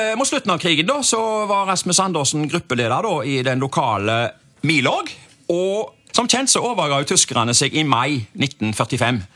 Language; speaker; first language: Norwegian; native; Norwegian